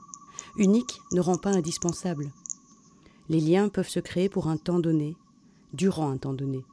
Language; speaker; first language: French; native; French